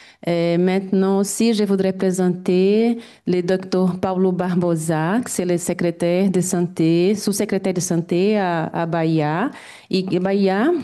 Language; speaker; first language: French; non-native, fluent; Portuguese